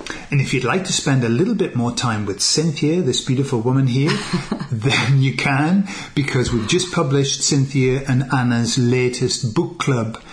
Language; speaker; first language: English; native; English